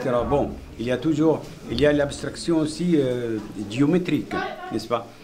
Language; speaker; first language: French; non-native, fluent; Arabic